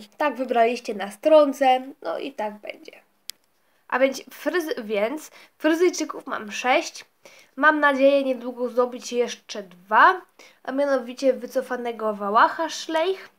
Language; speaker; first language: Polish; native; Polish